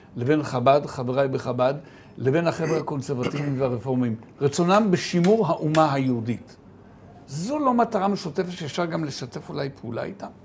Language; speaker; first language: Hebrew; native; Hebrew